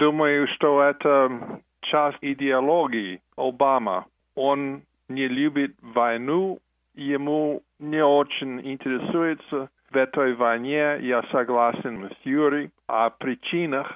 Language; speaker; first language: Russian; non-native, fluent; English